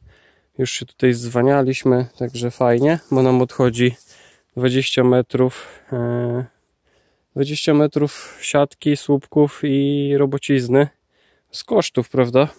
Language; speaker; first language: Polish; native; Polish